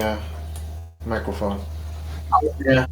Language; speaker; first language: English; non-native, learner; Vietnamese